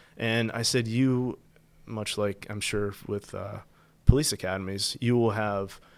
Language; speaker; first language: English; native; English